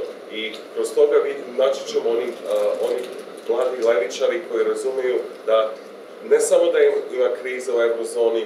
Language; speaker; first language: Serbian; non-native, fluent; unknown